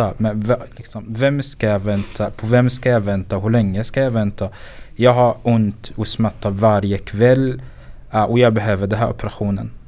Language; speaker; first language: Swedish; non-native, fluent; Arabic